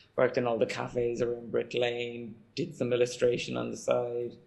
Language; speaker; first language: English; native; English